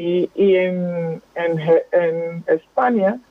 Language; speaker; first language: Spanish; non-native, fluent; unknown